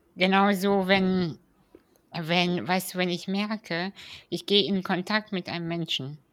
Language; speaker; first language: German; early bilingual, other home language; Russian